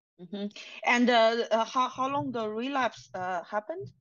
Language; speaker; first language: English; non-native, fluent; Chinese